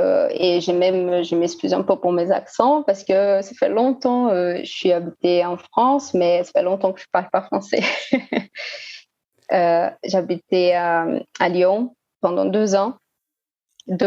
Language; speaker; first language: French; non-native, fluent; Portuguese